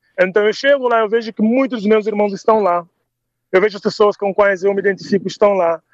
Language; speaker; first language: Portuguese; non-native, local second language; Upper Guinea Crioulo